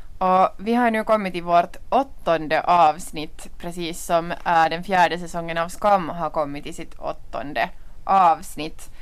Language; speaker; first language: Swedish; native; Swedish